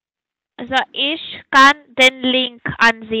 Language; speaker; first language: German; non-native, fluent; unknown